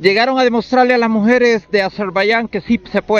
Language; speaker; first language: Spanish; native; Spanish